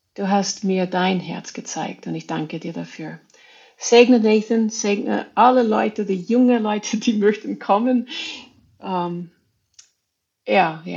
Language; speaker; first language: German; non-native, fluent; English